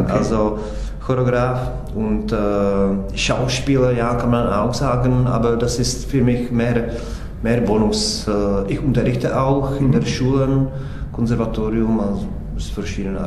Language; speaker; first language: German; non-native, fluent; Czech